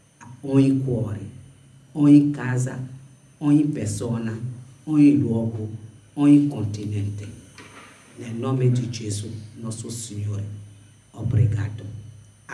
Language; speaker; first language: Italian; non-native, fluent; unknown